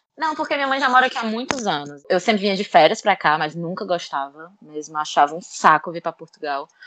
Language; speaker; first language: Portuguese; native; Portuguese